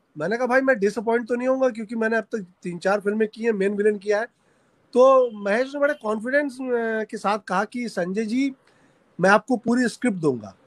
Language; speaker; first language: Hindi; native; Hindi